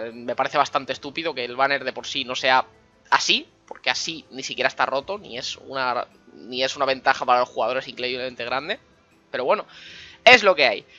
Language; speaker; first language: Spanish; native; Spanish